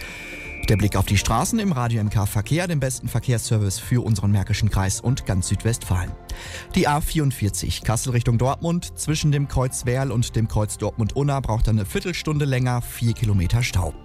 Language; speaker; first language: German; native; German